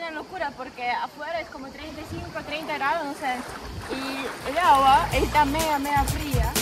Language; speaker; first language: Spanish; non-native, fluent; Ukrainian